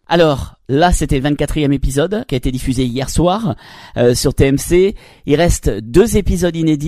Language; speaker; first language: French; native; French